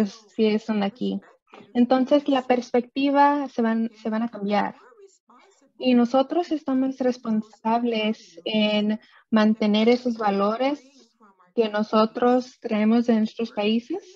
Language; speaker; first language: Spanish; early bilingual, other home language; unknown